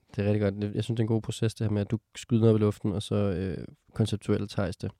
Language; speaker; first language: Danish; native; Danish